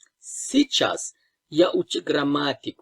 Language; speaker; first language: Russian; non-native, fluent; Turkish